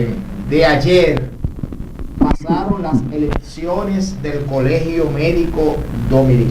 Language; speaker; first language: Spanish; native; Spanish